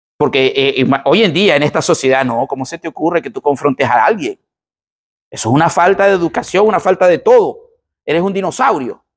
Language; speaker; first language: Spanish; native; Spanish